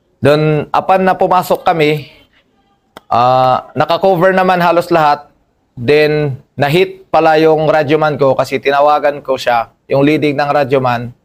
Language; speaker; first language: Filipino; non-native, local second language; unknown